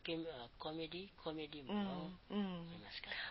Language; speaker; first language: Japanese; non-native, learner; Nepali